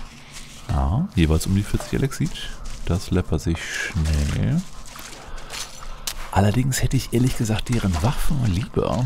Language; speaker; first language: German; native; German